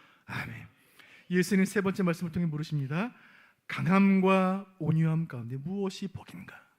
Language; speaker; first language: Korean; native; Korean